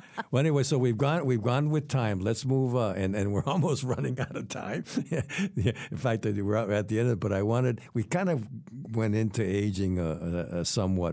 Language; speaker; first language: English; native; English